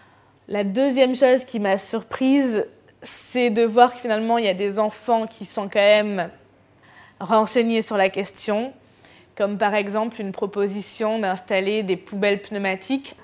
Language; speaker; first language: French; native; French